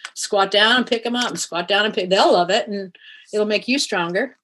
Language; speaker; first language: English; native; English